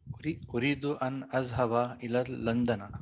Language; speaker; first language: Arabic; non-native, learner; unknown